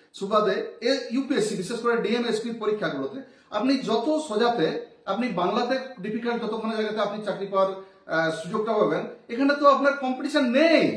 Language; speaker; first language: Bangla; non-native, local second language; Santali